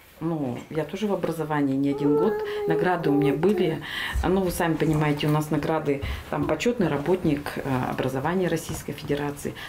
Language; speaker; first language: Russian; native; Russian